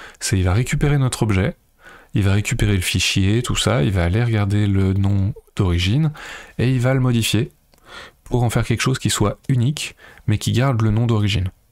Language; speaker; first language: French; native; French